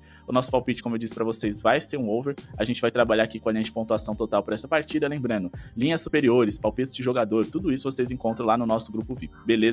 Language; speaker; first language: Portuguese; native; Portuguese